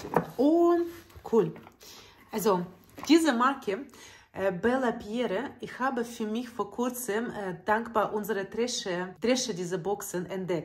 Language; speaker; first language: German; non-native, learner; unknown